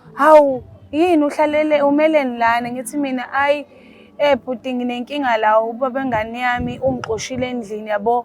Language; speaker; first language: Zulu; native; Zulu